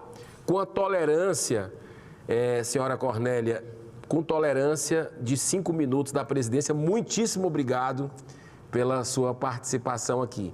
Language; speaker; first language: Portuguese; native; Portuguese